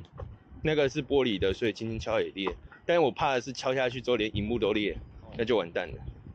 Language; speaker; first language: Chinese; native; Chinese